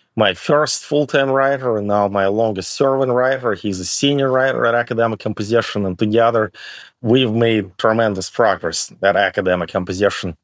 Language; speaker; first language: English; early bilingual, other home language; Russian